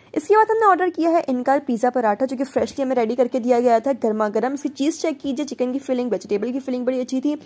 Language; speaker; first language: Urdu; native; Urdu